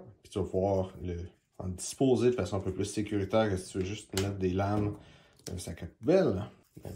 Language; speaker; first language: French; native; French